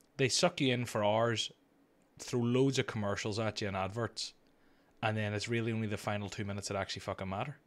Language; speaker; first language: English; native; English